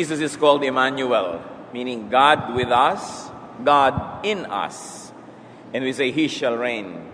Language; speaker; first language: English; non-native, local second language; Filipino